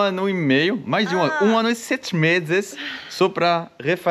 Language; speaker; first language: Portuguese; non-native, fluent; French